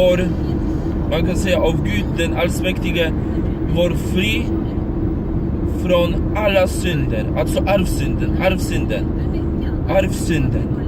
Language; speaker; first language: Swedish; non-native, learner; Polish